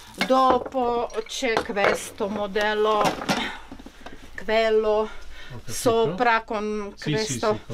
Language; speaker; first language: Italian; non-native, learner; Czech